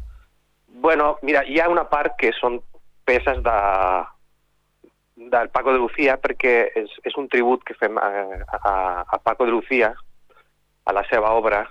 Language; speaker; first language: Catalan; non-native, local second language; Spanish